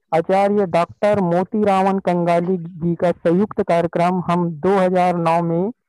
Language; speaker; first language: Hindi; native; Hindi